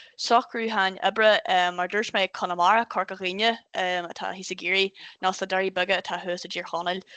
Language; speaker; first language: Irish; native; Irish